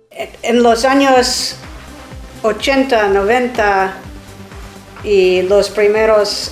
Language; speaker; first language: Spanish; non-native, fluent; English